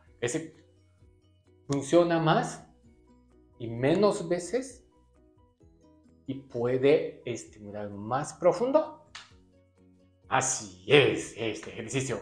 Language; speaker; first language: Spanish; non-native, learner; Japanese